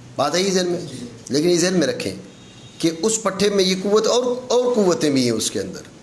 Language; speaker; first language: Urdu; non-native, local second language; Punjabi